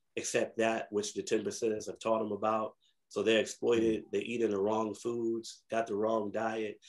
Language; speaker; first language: English; native; English